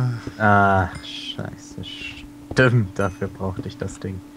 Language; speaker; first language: German; native; German